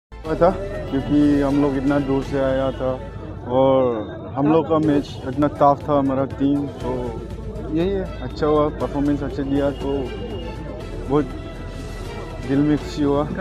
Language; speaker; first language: Hindi; non-native, local second language; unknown